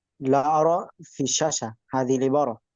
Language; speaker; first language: Arabic; non-native, learner; Bangla